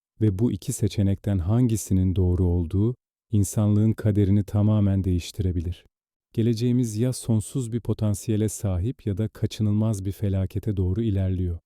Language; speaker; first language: Turkish; native; Turkish